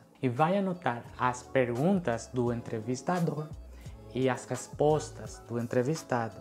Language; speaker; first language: Portuguese; non-native, fluent; Spanish